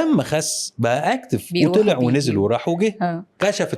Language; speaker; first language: Arabic; native; Arabic